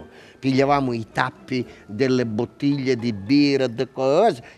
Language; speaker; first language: Italian; native; Italian